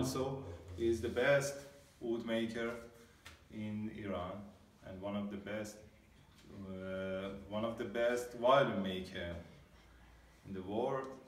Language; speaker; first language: English; non-native, learner; Persian